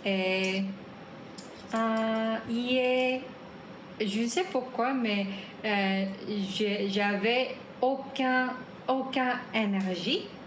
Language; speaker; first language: French; non-native, learner; Korean